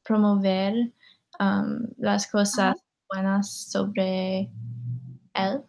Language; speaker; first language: Spanish; non-native, learner; English